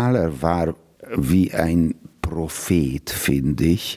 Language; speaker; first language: German; non-native, fluent; Hungarian